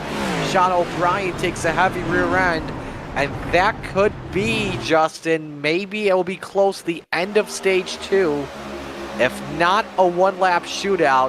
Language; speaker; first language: English; native; English